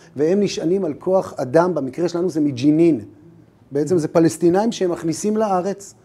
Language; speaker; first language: Hebrew; native; Hebrew